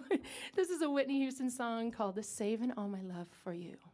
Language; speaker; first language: English; native; English